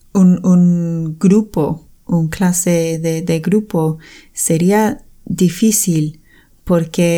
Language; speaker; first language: Spanish; non-native, fluent; English